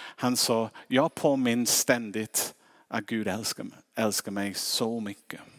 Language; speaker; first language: Swedish; non-native, fluent; English